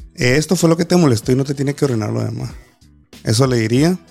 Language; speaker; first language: Spanish; native; Spanish